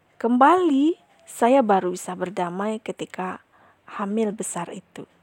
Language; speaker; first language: Indonesian; non-native, local second language; Minangkabau